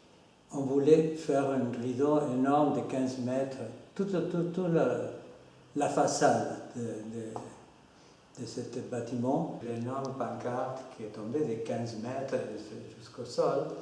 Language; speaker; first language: French; non-native, fluent; Spanish